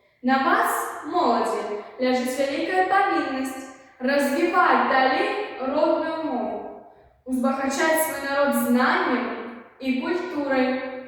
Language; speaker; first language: Belarusian; native; Belarusian